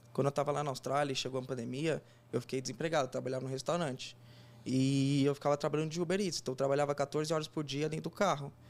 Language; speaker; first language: Portuguese; native; Portuguese